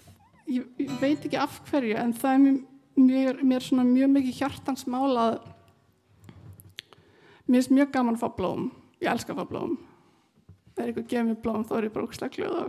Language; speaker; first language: Icelandic; native; Icelandic